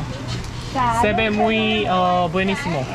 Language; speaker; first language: Spanish; non-native, learner; Korean